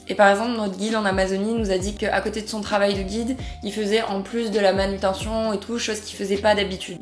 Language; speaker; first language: French; native; French